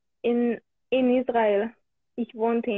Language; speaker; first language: German; early bilingual, other home language; Hebrew